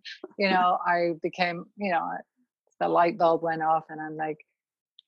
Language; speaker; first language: English; native; English